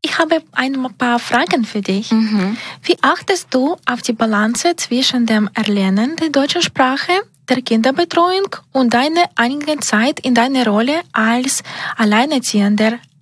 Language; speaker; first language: German; non-native, learner; Ukrainian